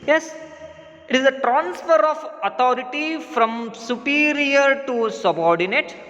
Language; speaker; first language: English; non-native, local second language; Kannada